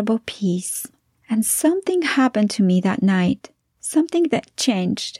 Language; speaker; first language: English; non-native, fluent; Polish